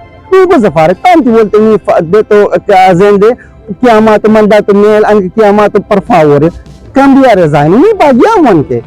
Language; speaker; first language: Italian; non-native, learner; Urdu